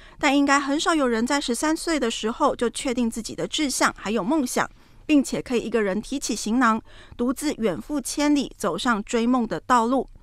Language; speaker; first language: Chinese; native; Chinese